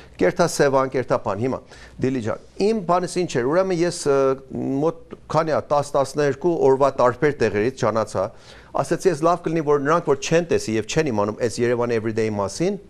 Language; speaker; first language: Armenian; early bilingual, heritage; Armenian